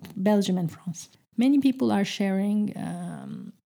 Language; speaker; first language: English; non-native, fluent; Turkish